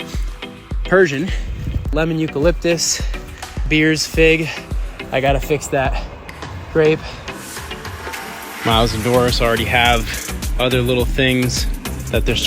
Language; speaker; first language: English; native; English